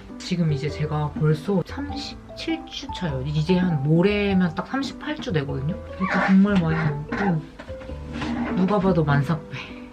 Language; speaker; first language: Korean; native; Korean